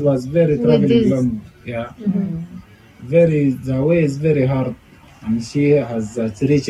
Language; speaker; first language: English; non-native, learner; Arabic